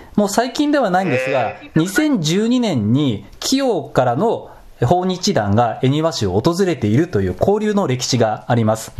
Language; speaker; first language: Japanese; native; Japanese